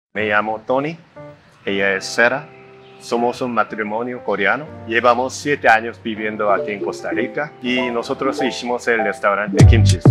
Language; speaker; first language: Spanish; non-native, fluent; Korean